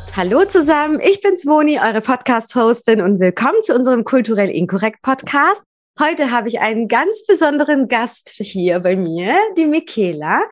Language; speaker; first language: German; native; German